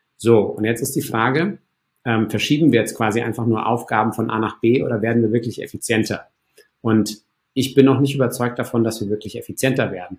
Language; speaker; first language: German; early bilingual, other home language; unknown